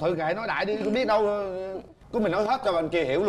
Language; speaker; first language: Vietnamese; native; Vietnamese